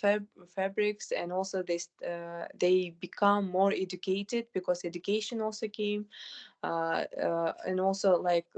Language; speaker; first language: English; non-native, fluent; Kyrgyz